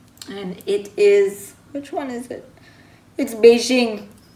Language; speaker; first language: English; early bilingual, heritage; English